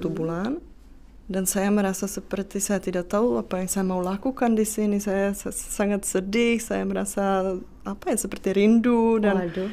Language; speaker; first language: Indonesian; non-native, fluent; Czech